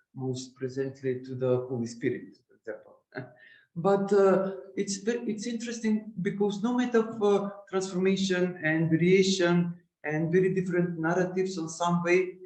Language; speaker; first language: English; non-native, learner; Macedonian